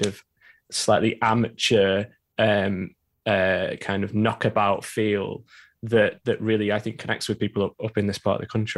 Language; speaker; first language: English; native; English